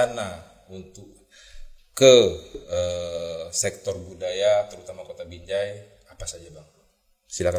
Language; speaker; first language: Indonesian; native; Indonesian